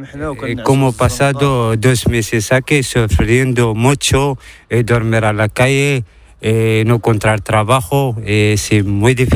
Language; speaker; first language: Spanish; non-native, learner; Arabic